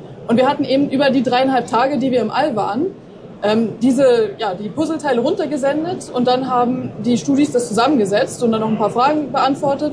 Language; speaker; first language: German; native; German